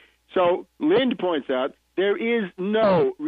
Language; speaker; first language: English; native; English